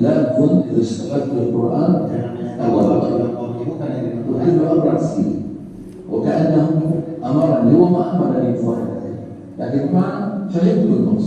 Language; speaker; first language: Arabic; native; Arabic